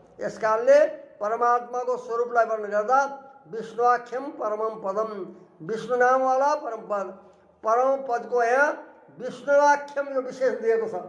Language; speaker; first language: Nepali; native; Nepali